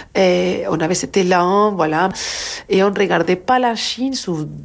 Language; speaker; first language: French; non-native, fluent; Spanish